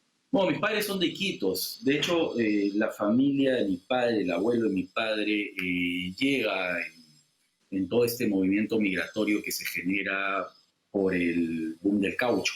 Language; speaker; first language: Spanish; native; Spanish